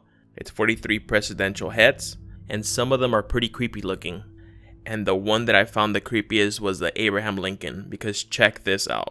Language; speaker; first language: English; native; English